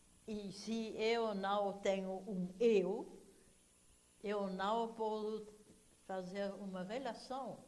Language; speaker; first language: Portuguese; non-native, fluent; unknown